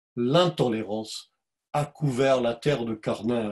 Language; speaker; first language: French; non-native, fluent; English